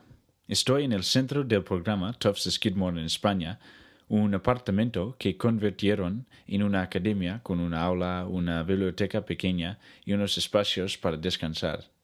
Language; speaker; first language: Spanish; non-native, learner; English